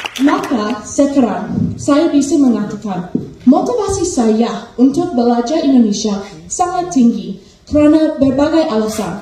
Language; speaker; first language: Indonesian; non-native, fluent; English